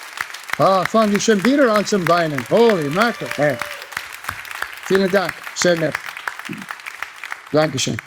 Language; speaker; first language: German; non-native, fluent; English